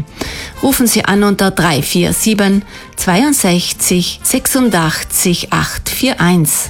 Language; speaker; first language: German; native; German